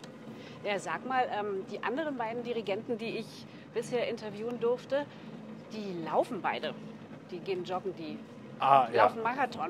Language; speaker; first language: German; native; German